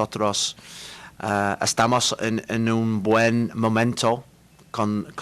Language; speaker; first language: Spanish; non-native, learner; English